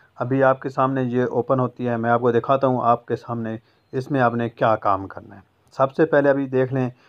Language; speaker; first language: Urdu; non-native, local second language; Punjabi